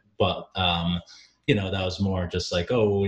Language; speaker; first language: English; early bilingual, other home language; Jamaican Creole English